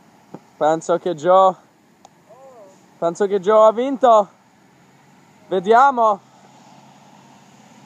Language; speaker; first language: Italian; non-native, learner; English